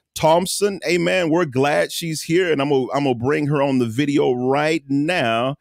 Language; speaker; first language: English; native; English